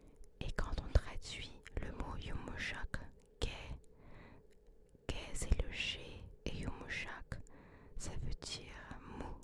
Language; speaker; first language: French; early bilingual, other home language; Turkish